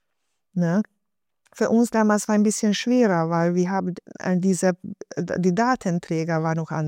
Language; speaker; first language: German; non-native, fluent; Hungarian